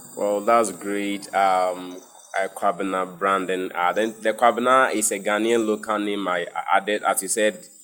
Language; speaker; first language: English; non-native, local second language; Akan